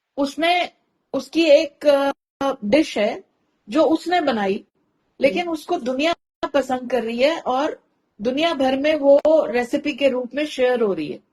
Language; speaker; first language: Hindi; native; Hindi